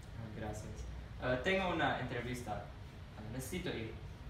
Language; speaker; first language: Spanish; non-native, learner; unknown